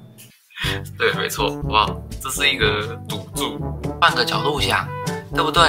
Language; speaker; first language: Chinese; native; Chinese